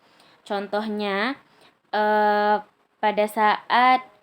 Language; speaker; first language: Indonesian; native; Indonesian